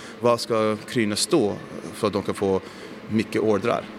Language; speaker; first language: Swedish; non-native, fluent; English